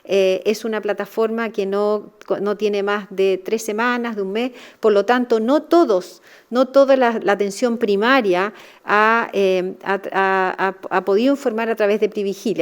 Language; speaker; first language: Spanish; native; Spanish